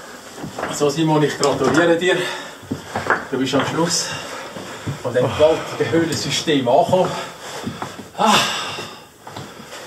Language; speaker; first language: German; native; German